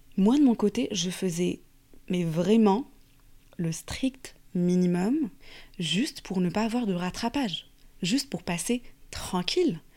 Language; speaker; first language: French; non-native, fluent; Arabic